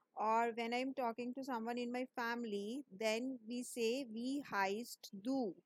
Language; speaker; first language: English; non-native, local second language; Hindi